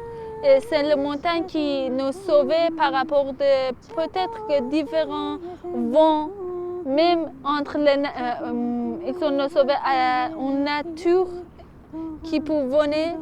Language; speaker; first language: French; non-native, learner; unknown